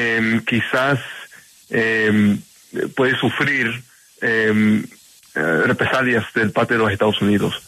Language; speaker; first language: Spanish; early bilingual, heritage; Spanish